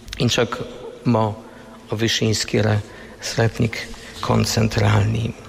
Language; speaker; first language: Hungarian; non-native, fluent; Polish